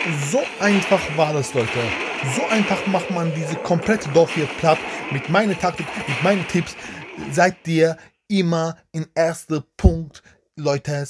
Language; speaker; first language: German; non-native, learner; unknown